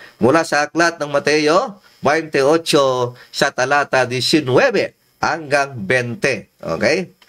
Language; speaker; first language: Filipino; non-native, local second language; Iloko